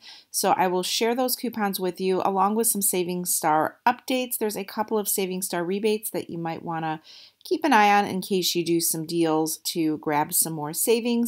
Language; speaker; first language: English; native; English